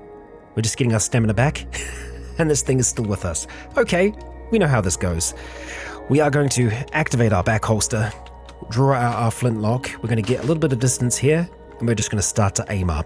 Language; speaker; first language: English; native; English